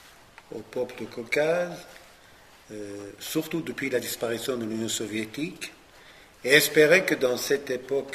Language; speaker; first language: French; non-native, fluent; Persian